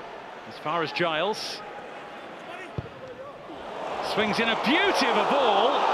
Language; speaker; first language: English; native; English